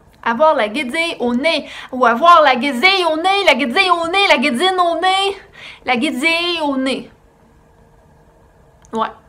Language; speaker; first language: French; native; French